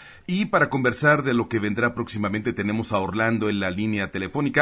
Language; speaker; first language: Spanish; native; Spanish